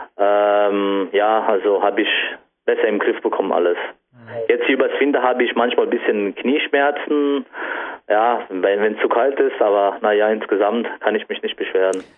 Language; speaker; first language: German; non-native, fluent; Italian